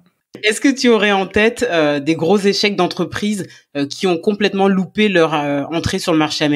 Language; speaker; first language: French; native; French